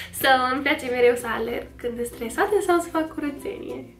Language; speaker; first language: Romanian; early bilingual, other home language; English